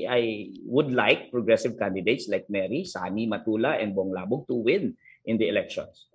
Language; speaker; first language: English; non-native, local second language; Hiligaynon